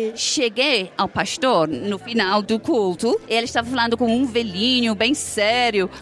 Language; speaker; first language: Portuguese; non-native, fluent; English